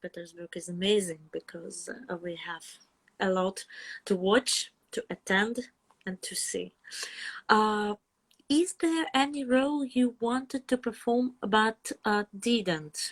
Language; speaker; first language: English; non-native, fluent; Russian